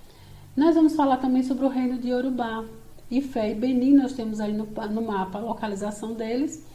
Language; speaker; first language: Portuguese; native; Portuguese